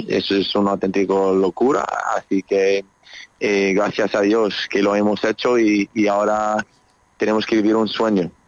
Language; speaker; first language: Spanish; non-native, fluent; English